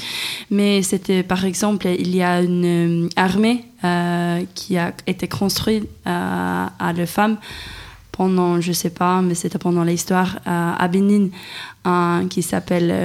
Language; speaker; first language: French; non-native, fluent; Swedish